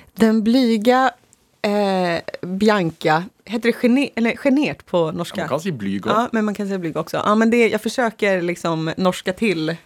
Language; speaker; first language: Swedish; early bilingual, other home language; Finnish